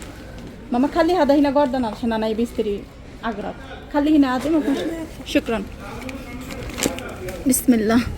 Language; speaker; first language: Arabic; non-native, learner; Bangla